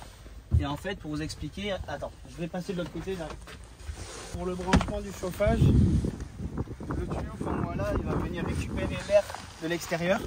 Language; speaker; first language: French; native; French